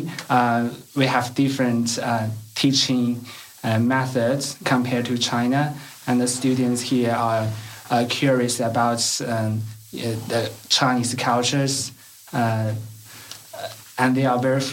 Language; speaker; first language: English; non-native, learner; Chinese